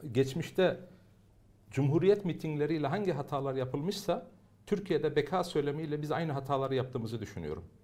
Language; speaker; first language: Turkish; early bilingual, heritage; Turkish